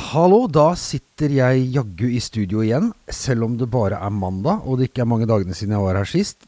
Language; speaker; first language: Norwegian; native; Norwegian